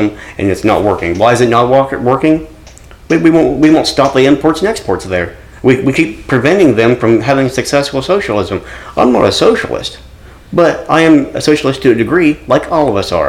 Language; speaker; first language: English; native; English